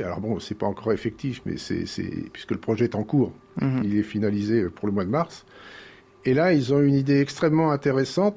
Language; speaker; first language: French; native; French